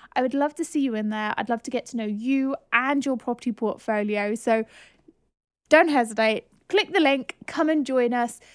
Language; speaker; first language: English; native; English